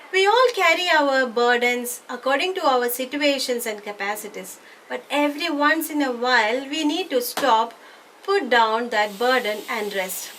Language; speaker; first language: English; non-native, local second language; Malayalam